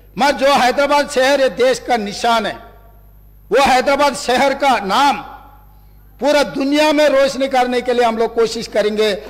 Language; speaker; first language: Hindi; non-native, local second language; Telugu